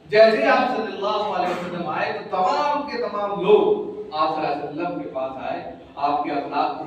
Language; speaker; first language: Urdu; native; Urdu